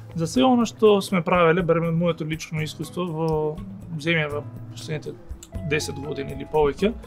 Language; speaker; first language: Macedonian; native; Macedonian